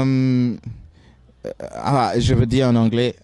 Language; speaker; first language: French; non-native, learner; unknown